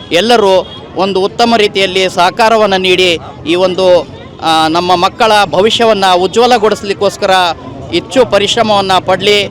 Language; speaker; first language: Kannada; native; Kannada